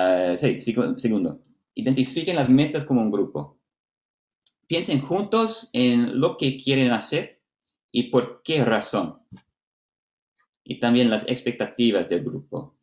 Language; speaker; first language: Spanish; non-native, fluent; Portuguese